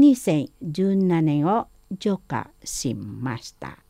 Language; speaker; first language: Japanese; non-native, fluent; Indonesian